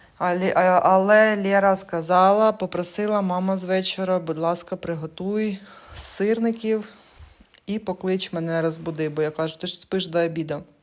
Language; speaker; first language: Ukrainian; non-native, local second language; Russian